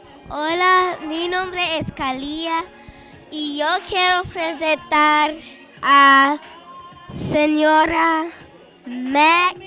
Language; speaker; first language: Spanish; non-native, learner; English